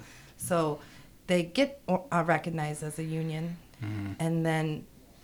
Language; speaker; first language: English; native; English